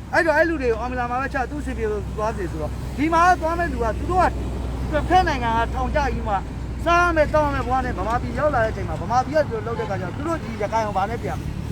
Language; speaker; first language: Burmese; non-native, local second language; Tedim Chin